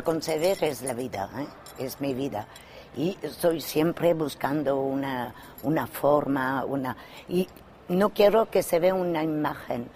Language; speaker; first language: Spanish; non-native, fluent; French